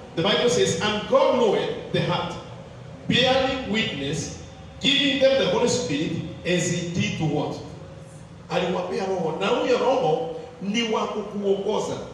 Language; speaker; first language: English; non-native, local second language; Swahili